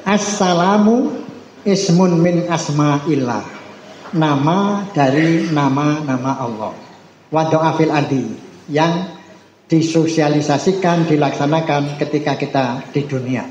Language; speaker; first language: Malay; non-native, local second language; Javanese